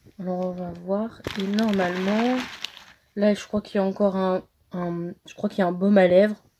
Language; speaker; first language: French; native; French